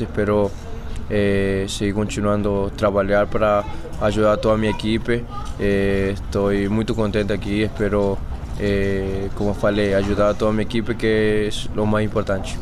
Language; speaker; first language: Portuguese; non-native, fluent; Spanish